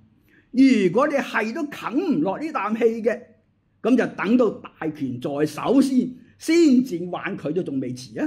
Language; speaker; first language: Chinese; native; Chinese